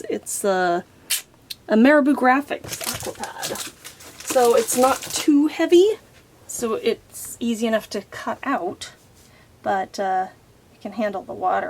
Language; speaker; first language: English; native; English